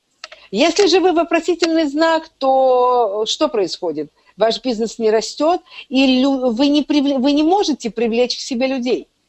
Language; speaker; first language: Russian; native; Russian